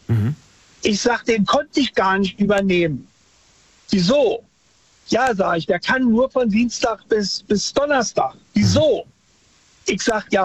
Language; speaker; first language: German; native; German